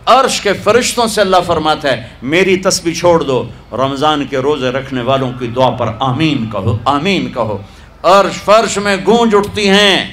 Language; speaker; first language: Urdu; non-native, local second language; Punjabi